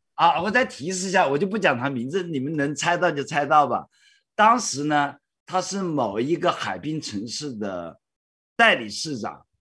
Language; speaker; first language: Chinese; native; Chinese